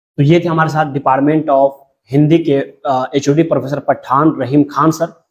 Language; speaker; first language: Hindi; native; Hindi